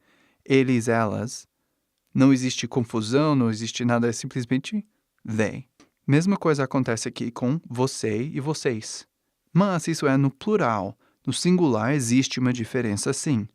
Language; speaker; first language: Portuguese; non-native, fluent; English